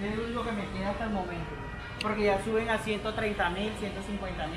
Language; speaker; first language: Spanish; native; Spanish